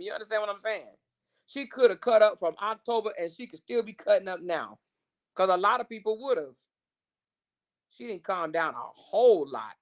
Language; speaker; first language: English; native; English